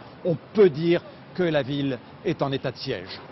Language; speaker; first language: French; native; French